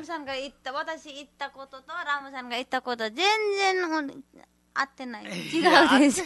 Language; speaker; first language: Japanese; non-native, learner; Nepali